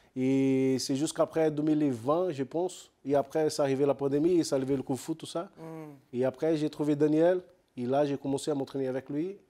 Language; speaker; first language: French; non-native, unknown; Portuguese